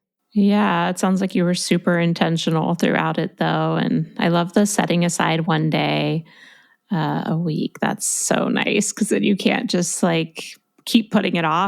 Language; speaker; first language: English; native; English